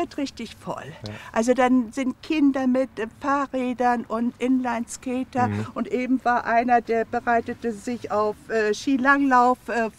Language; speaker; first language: German; native; German